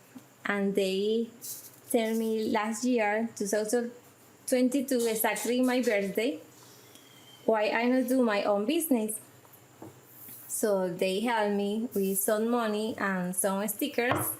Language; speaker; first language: English; non-native, learner; Spanish